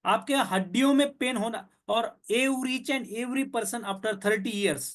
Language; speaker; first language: Hindi; non-native, local second language; Marathi